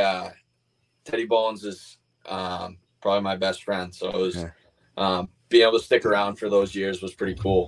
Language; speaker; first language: English; native; English